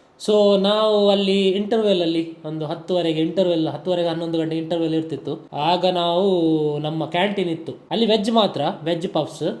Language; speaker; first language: Kannada; native; Kannada